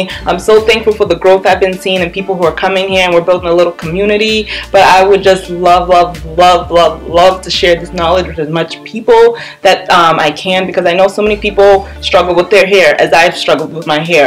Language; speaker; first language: English; native; English